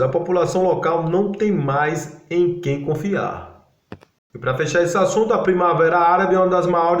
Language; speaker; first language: Portuguese; native; Portuguese